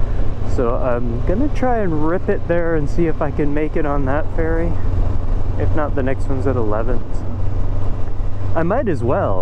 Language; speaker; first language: English; native; English